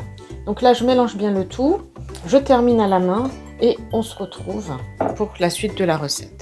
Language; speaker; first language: French; native; French